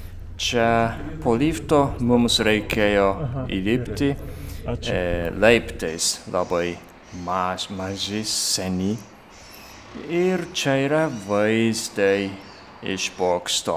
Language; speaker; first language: Lithuanian; non-native, fluent; Japanese